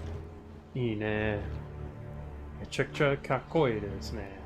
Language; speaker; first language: Japanese; non-native, learner; English